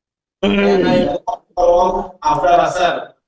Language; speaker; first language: English; non-native, learner; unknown